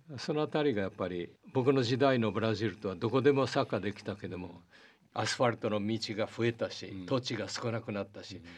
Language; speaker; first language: Japanese; early bilingual, heritage; Portuguese